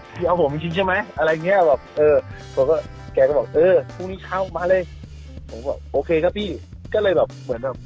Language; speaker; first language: Thai; native; Thai